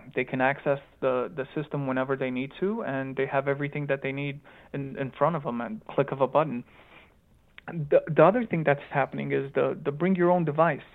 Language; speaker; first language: English; early bilingual, other home language; Romanian